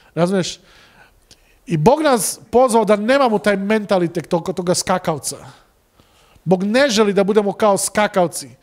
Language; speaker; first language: Serbian; non-native, local second language; Slovak